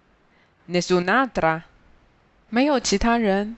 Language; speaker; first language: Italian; non-native, fluent; Chinese